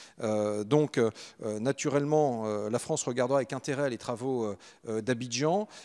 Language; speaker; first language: French; native; French